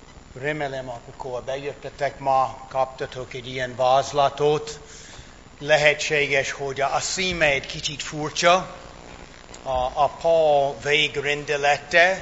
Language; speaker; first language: Hungarian; non-native, fluent; English